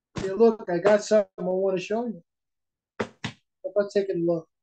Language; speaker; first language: English; native; English